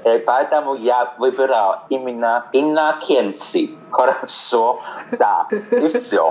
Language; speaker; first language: Russian; non-native, fluent; Chinese